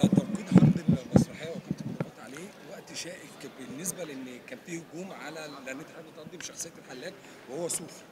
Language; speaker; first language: Arabic; native; Arabic